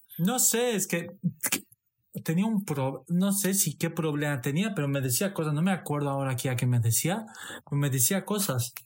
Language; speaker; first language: Spanish; non-native, fluent; Romanian